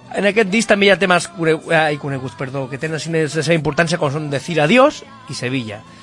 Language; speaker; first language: Catalan; non-native, local second language; Spanish